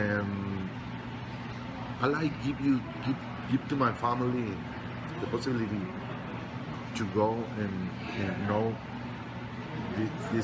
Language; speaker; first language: English; non-native, learner; Spanish